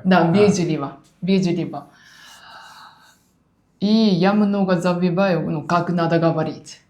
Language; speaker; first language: Russian; non-native, learner; Japanese